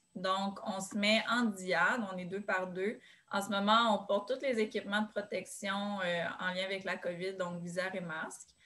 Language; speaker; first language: French; native; French